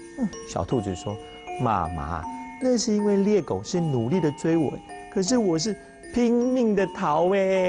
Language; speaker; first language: Chinese; native; Chinese